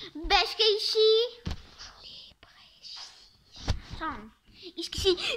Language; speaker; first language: Danish; early bilingual, other home language; Arabic